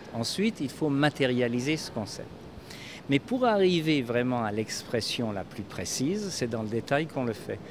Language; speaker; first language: French; native; French